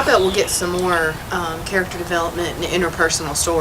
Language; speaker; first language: English; native; English